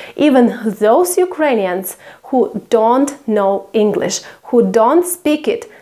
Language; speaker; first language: English; non-native, fluent; Ukrainian